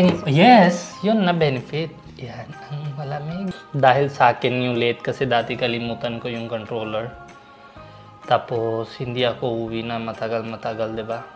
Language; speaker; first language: Filipino; non-native, learner; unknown